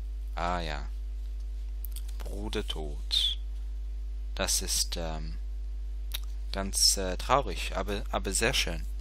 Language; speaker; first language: German; non-native, fluent; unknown